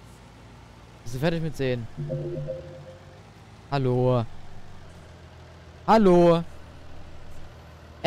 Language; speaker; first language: German; native; German